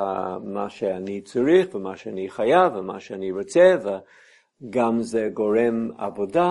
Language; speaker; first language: Hebrew; non-native, fluent; English